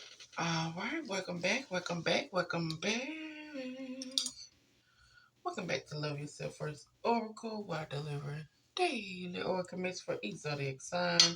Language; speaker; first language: English; native; English